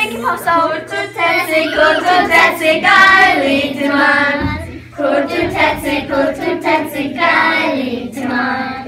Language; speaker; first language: Latvian; early bilingual, heritage; Latvian